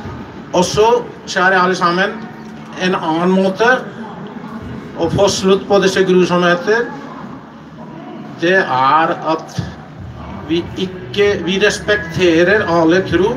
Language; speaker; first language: Norwegian; non-native, fluent; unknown